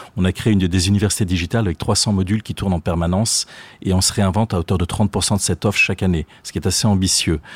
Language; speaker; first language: French; native; French